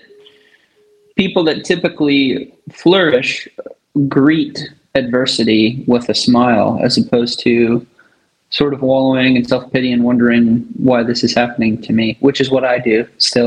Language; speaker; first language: English; native; English